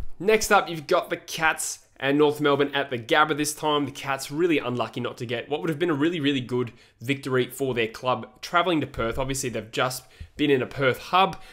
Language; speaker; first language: English; native; English